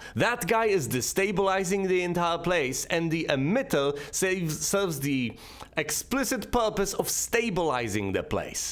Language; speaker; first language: English; native; English